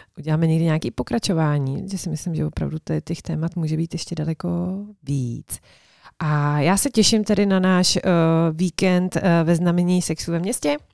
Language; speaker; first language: Czech; native; Czech